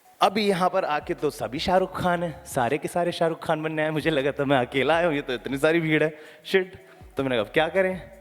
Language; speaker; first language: Hindi; native; Hindi